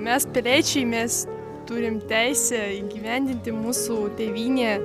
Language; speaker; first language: Lithuanian; non-native, local second language; Russian